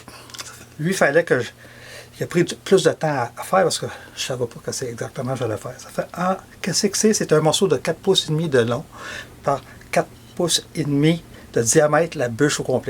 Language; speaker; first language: French; native; French